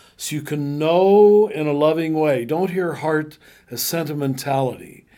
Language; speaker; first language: English; native; English